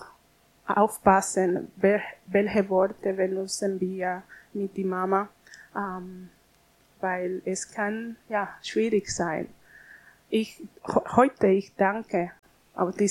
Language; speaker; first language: German; non-native, learner; Spanish